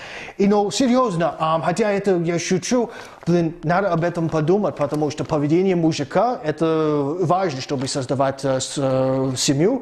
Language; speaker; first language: Russian; non-native, fluent; English